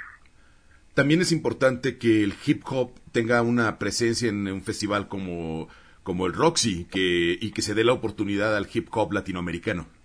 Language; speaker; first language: Spanish; native; Spanish